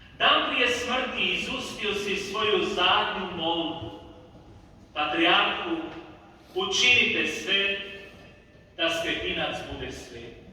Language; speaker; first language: Bosnian; early bilingual, heritage; Croatian